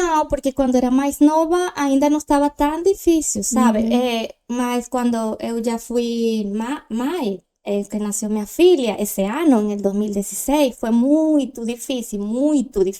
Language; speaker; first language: Portuguese; non-native, learner; Spanish